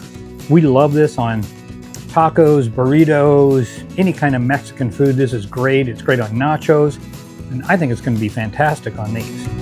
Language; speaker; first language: English; native; English